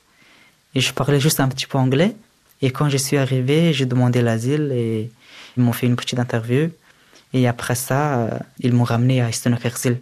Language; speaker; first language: French; early bilingual, other home language; Persian